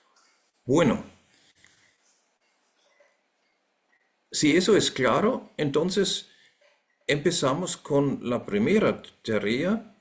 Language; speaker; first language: Spanish; non-native, fluent; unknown